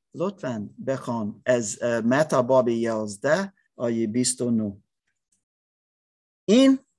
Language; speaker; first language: Persian; non-native, learner; English